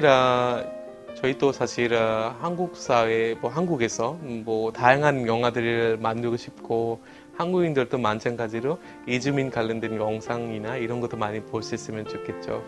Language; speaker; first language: Korean; non-native, fluent; Bangla